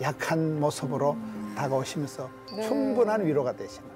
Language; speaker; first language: Korean; native; Korean